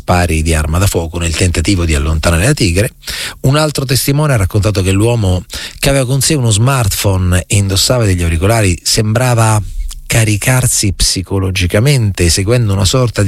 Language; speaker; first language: Italian; native; Italian